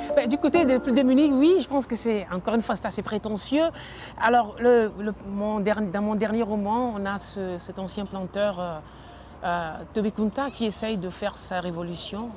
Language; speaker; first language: French; non-native, local second language; Ewe